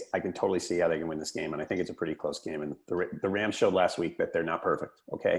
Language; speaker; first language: English; native; English